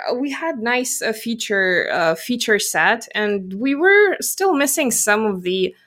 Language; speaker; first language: English; non-native, fluent; Russian